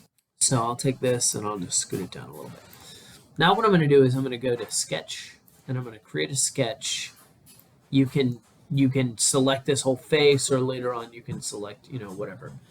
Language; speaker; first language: English; native; English